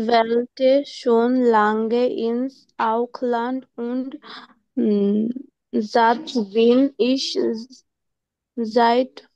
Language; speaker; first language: German; non-native, learner; Bangla